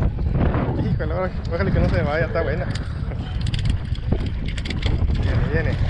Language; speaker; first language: Spanish; native; Spanish